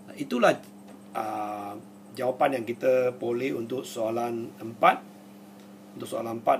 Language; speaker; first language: Malay; non-native, local second language; Chinese